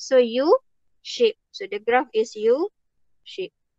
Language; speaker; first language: English; non-native, local second language; Malay